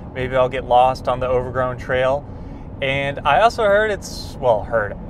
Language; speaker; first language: English; native; English